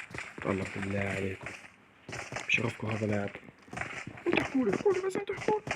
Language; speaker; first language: Arabic; native; Arabic